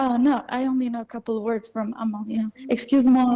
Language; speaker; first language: English; non-native, fluent; Turkish